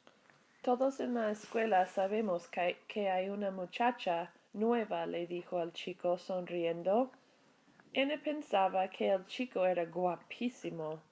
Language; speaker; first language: Spanish; non-native, fluent; English